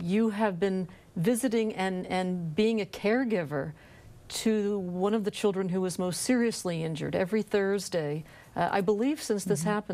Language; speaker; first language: English; native; English